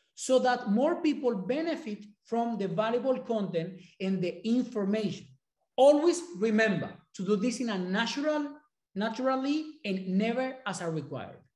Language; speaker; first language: English; non-native, fluent; Spanish